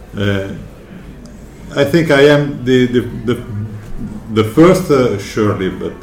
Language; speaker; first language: English; non-native, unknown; Italian